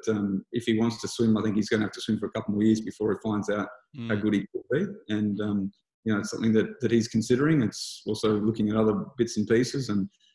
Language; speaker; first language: English; native; English